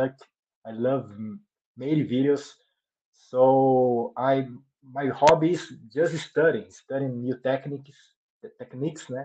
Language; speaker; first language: English; non-native, learner; Portuguese